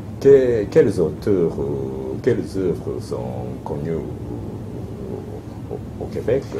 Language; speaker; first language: French; non-native, fluent; Japanese